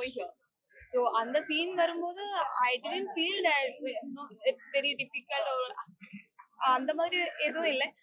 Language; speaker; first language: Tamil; non-native, learner; Malayalam